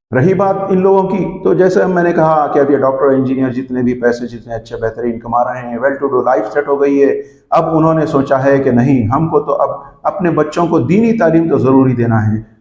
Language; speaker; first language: Urdu; native; Urdu